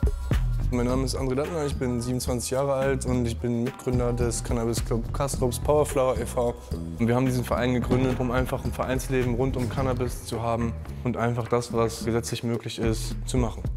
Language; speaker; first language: German; native; German